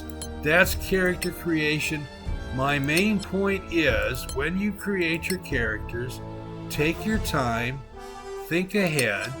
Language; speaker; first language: English; native; English